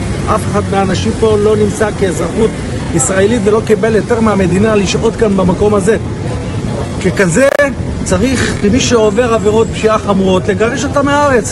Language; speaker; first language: Hebrew; native; Hebrew